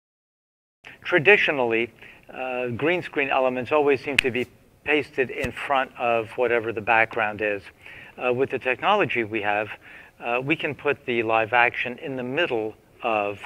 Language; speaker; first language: English; native; English